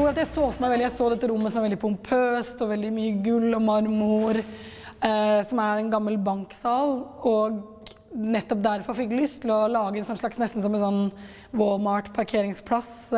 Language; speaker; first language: Norwegian; native; Norwegian